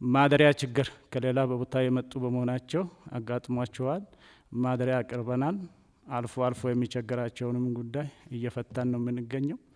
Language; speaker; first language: Amharic; non-native, local second language; Sidamo